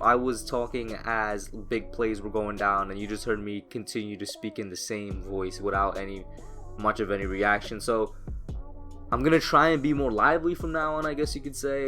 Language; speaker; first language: English; native; English